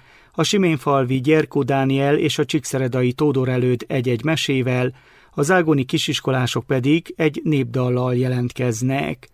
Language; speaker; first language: Hungarian; native; Hungarian